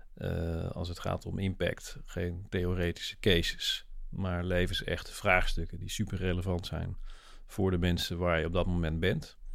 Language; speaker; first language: Dutch; native; Dutch